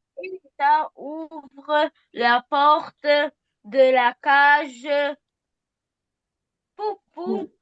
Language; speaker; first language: French; non-native, learner; Arabic